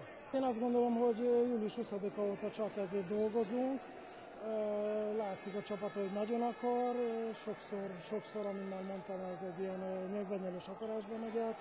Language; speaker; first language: Hungarian; native; Hungarian